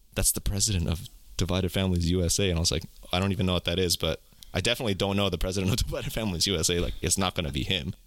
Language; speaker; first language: English; native; English